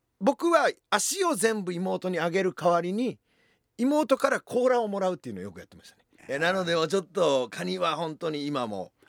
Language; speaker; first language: Japanese; native; Japanese